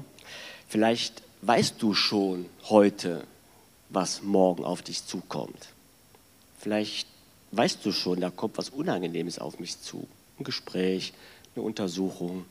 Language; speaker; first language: German; native; German